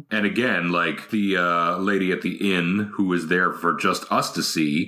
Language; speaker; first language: English; native; English